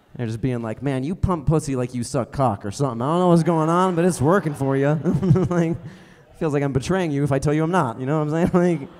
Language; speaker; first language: English; native; English